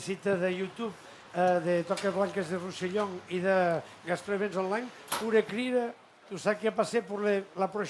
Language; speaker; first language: French; non-native, fluent; Catalan